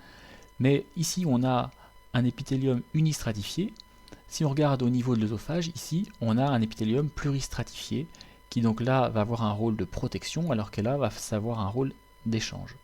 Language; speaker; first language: French; native; French